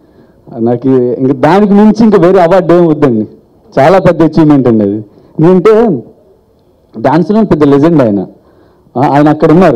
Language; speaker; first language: Telugu; native; Telugu